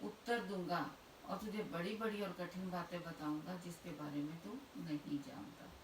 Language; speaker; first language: Hindi; non-native, local second language; Punjabi